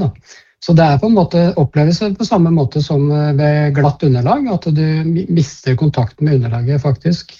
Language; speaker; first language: Norwegian; native; Norwegian